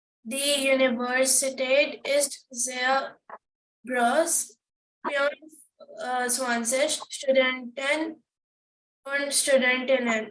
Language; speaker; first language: German; non-native, learner; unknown